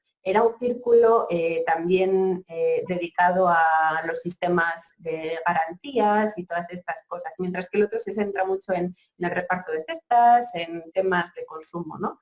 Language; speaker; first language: Spanish; native; Spanish